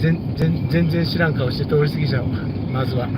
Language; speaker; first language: Japanese; native; Japanese